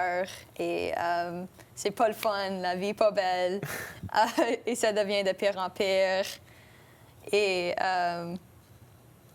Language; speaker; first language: French; non-native, local second language; English